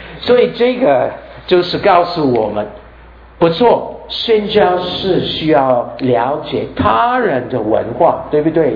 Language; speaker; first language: Chinese; non-native, fluent; English